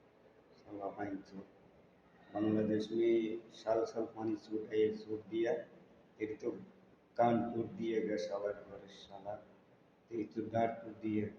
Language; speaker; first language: Hindi; non-native, learner; Bangla